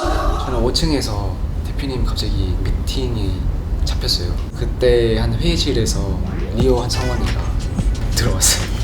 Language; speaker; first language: Korean; non-native, fluent; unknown